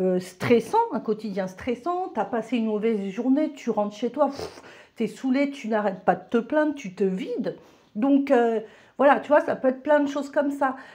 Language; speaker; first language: French; native; French